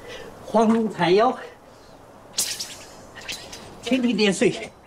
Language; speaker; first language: Chinese; native; Chinese